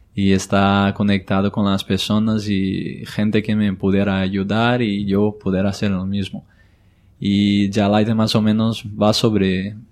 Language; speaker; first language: Spanish; non-native, fluent; Portuguese